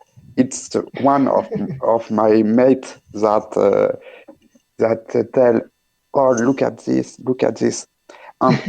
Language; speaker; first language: English; non-native, learner; French